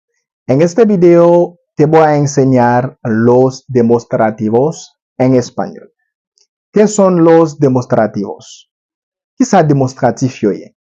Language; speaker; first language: Spanish; non-native, learner; Haitian Creole